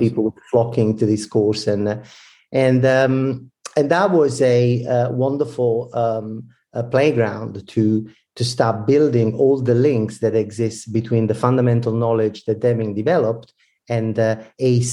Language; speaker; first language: English; non-native, fluent; Italian